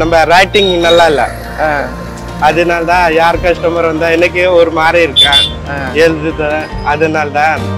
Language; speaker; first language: Tamil; non-native, learner; Hindi